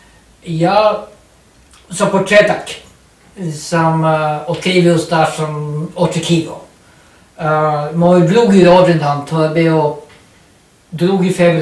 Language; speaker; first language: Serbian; non-native, learner; Norwegian